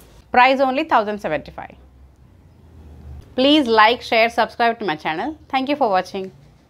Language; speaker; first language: English; non-native, local second language; Telugu